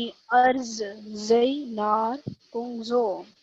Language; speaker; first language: Chinese; non-native, learner; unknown